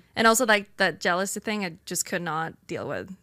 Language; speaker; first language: English; non-native, fluent; Swedish